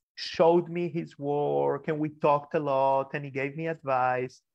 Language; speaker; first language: English; early bilingual, other home language; Spanish